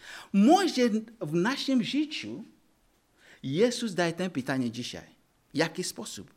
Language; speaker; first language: Polish; non-native, learner; Ukrainian